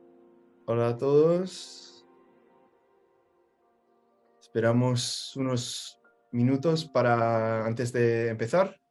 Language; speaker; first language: Spanish; non-native, fluent; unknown